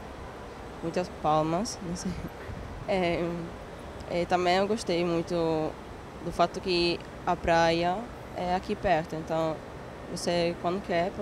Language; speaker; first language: Portuguese; non-native, learner; Italian